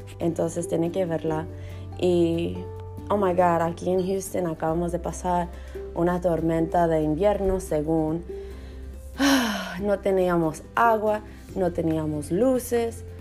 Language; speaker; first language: Spanish; early bilingual, heritage; Spanish